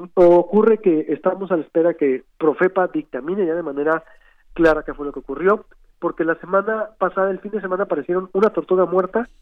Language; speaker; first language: Spanish; native; Spanish